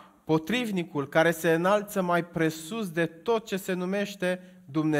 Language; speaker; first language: Romanian; native; Romanian